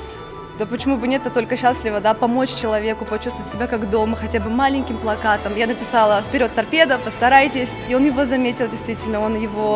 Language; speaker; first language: Russian; native; Russian